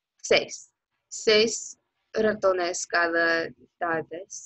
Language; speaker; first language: Spanish; non-native, learner; English